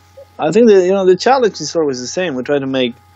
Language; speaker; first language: English; non-native, fluent; Swedish